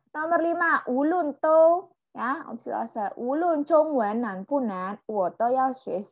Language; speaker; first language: Chinese; non-native, fluent; Indonesian